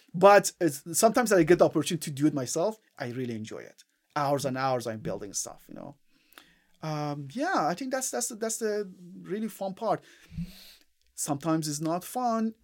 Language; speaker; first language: English; non-native, fluent; Persian